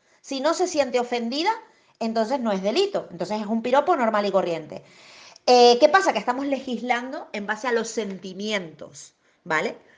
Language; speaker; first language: Spanish; native; Spanish